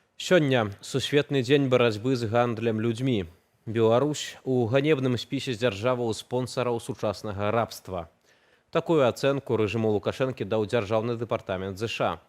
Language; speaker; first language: Belarusian; native; Belarusian